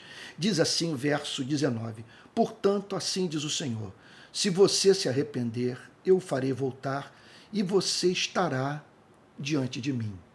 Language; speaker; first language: Portuguese; native; Portuguese